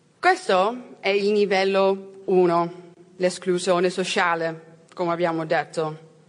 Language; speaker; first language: Italian; non-native, fluent; Dutch